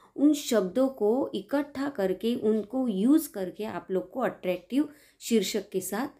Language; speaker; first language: Hindi; non-native, local second language; Marathi